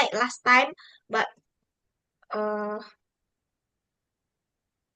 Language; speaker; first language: English; non-native, learner; Indonesian